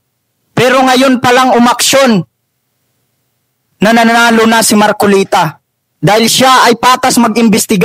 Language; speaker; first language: Filipino; native; Filipino